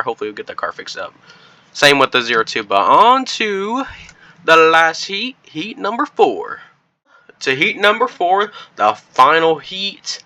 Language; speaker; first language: English; native; English